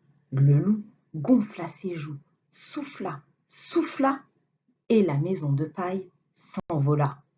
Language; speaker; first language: French; native; French